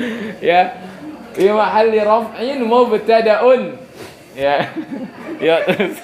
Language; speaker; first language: Arabic; non-native, fluent; Indonesian